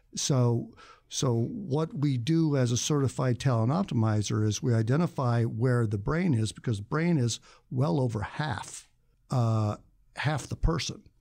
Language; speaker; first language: English; native; English